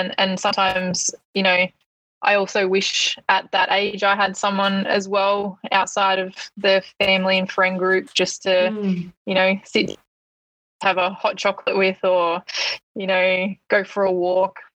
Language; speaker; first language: English; native; English